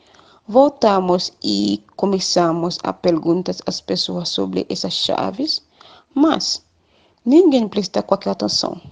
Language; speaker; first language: Portuguese; non-native, learner; Haitian Creole